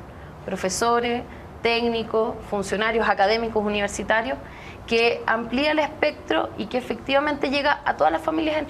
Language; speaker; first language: Spanish; native; Spanish